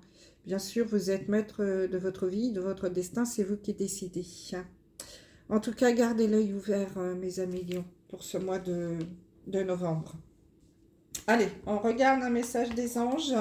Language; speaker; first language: French; native; French